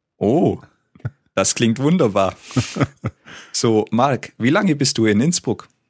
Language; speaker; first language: German; native; German